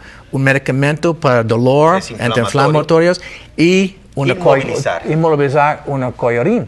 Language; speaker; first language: Spanish; non-native, learner; English